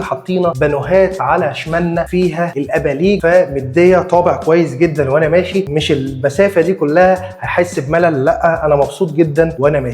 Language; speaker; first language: Arabic; native; Arabic